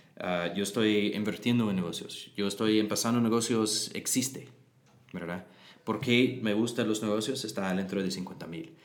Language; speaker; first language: Spanish; non-native, learner; English